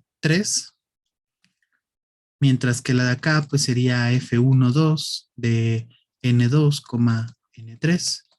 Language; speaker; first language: Spanish; native; Spanish